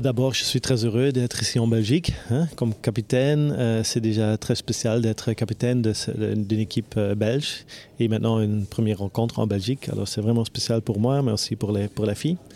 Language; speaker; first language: French; non-native, local second language; Dutch